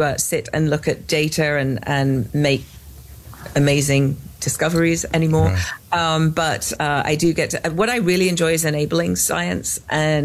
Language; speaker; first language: English; native; English